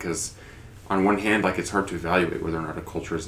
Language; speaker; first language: English; native; English